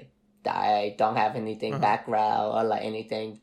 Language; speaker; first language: English; non-native, fluent; Vietnamese